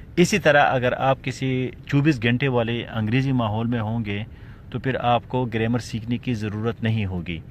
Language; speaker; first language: Urdu; non-native, local second language; Pashto